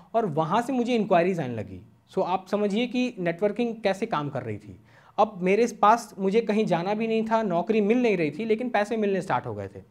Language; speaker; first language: Hindi; native; Hindi